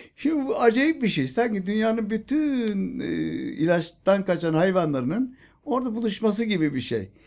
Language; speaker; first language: Turkish; native; Turkish